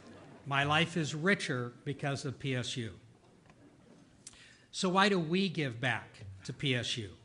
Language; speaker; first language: English; native; English